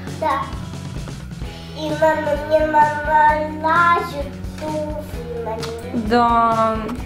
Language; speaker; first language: Russian; early bilingual, heritage; Russian